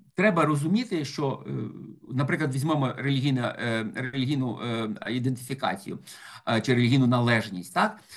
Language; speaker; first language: Ukrainian; native; Ukrainian